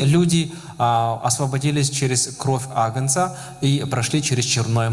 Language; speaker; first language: Russian; native; Russian